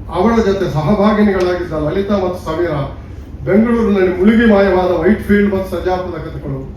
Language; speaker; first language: Kannada; non-native, local second language; Tulu